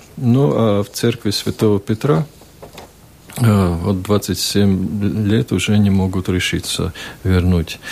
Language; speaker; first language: Russian; non-native, local second language; Latvian